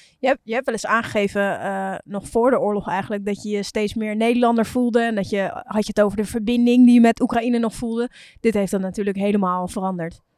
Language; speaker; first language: Dutch; native; Dutch